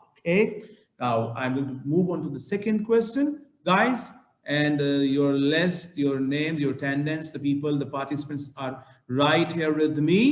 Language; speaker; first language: English; non-native, local second language; Urdu